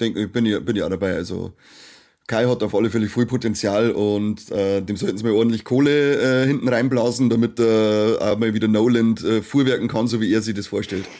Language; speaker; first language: German; native; German